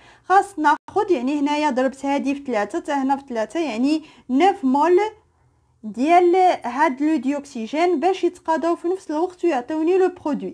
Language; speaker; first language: Arabic; native; Arabic